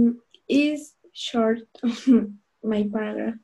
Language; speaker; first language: English; non-native, learner; Spanish